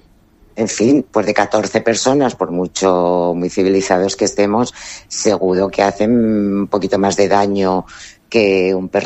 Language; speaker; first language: Spanish; native; Spanish